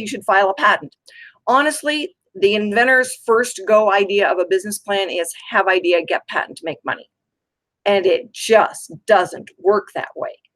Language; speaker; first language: English; native; English